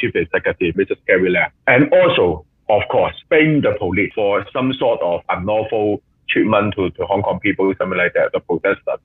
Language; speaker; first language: English; non-native, local second language; Cantonese